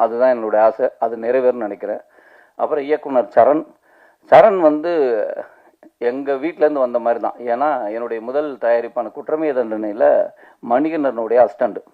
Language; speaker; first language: Tamil; native; Tamil